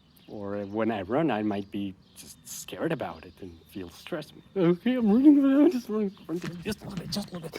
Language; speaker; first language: English; non-native, fluent; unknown